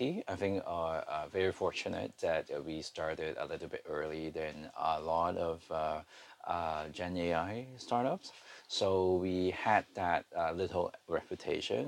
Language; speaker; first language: English; non-native, local second language; Cantonese